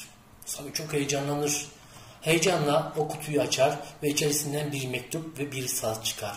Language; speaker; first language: Turkish; native; Turkish